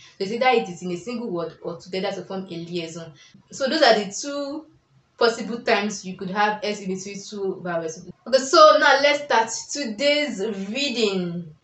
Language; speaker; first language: English; non-native, local second language; Yoruba